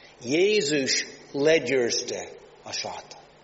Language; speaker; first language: Hungarian; non-native, learner; English